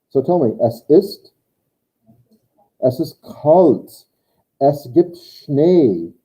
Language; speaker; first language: German; non-native, fluent; English